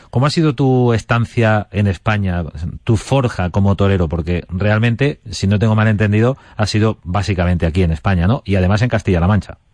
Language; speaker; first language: Spanish; native; Spanish